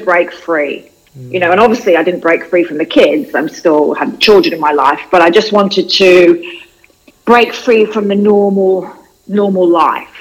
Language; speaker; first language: English; native; English